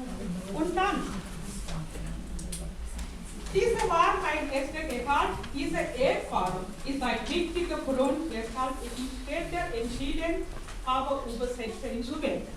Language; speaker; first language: German; non-native, fluent; Tamil